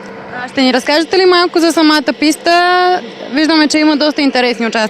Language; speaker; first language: Bulgarian; native; Bulgarian